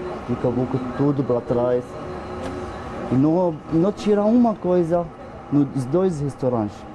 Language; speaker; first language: Portuguese; non-native, learner; Arabic